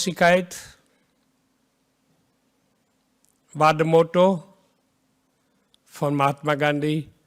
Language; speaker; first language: German; non-native, learner; Hindi